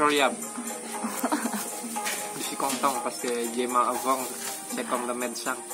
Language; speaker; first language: French; non-native, learner; Indonesian